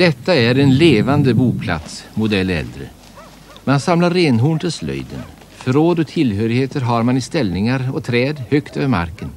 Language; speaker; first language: Swedish; native; Swedish